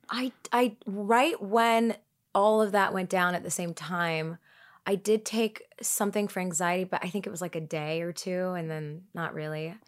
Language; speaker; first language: English; early bilingual, other home language; Tigrinya